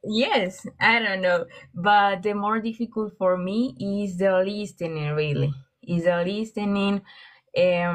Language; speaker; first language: English; non-native, learner; Spanish